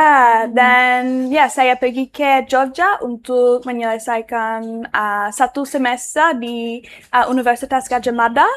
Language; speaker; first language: Indonesian; non-native, learner; English